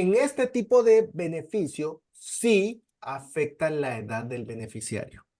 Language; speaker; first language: Spanish; native; Spanish